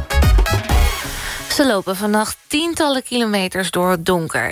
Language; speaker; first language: Dutch; native; Dutch